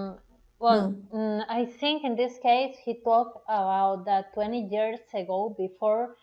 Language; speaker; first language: English; non-native, learner; Spanish